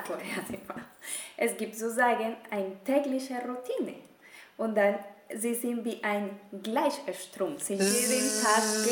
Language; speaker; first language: German; non-native, fluent; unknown